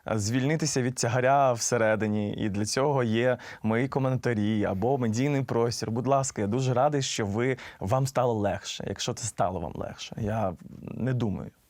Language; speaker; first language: Ukrainian; native; Ukrainian